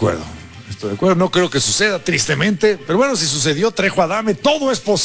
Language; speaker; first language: Spanish; native; Spanish